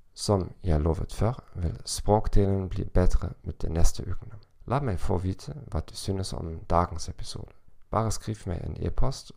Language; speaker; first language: Norwegian; non-native, learner; German